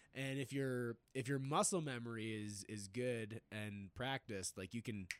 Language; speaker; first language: English; native; English